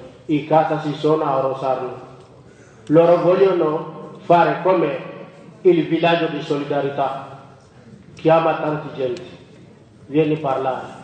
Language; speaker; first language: Italian; non-native, learner; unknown